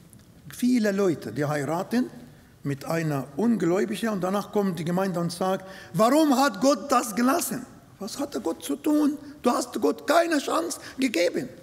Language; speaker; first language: German; non-native, fluent; Arabic